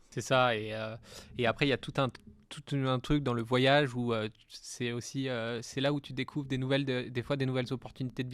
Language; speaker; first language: French; native; French